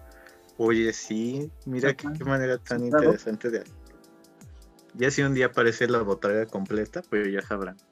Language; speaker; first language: Spanish; native; Spanish